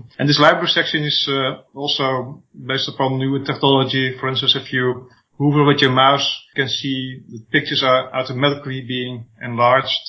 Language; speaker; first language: English; non-native, fluent; Dutch